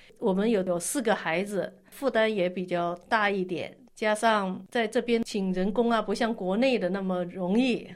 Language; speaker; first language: Chinese; non-native, local second language; Min Nan Chinese